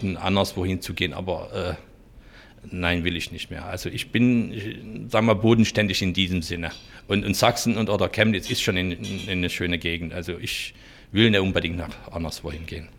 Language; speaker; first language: German; non-native, fluent; Hungarian